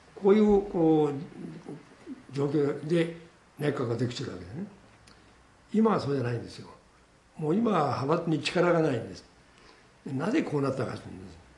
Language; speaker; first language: Japanese; native; Japanese